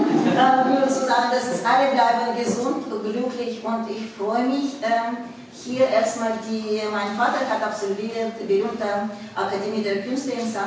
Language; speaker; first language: German; non-native, fluent; Russian